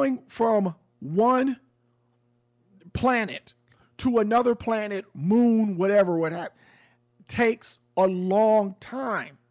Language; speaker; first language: English; native; English